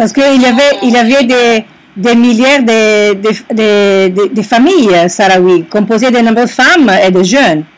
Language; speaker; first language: French; non-native, learner; Italian